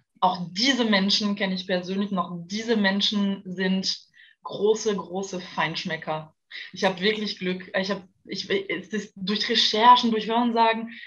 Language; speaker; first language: German; non-native, fluent; French